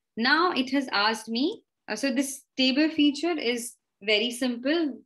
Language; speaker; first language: English; non-native, local second language; Hindi